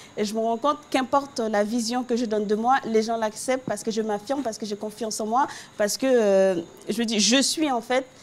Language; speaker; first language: French; non-native, local second language; Haitian Creole